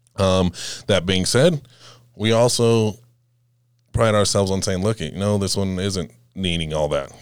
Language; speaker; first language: English; native; English